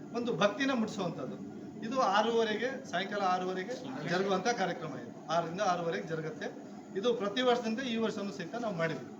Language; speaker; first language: Kannada; non-native, local second language; Lambadi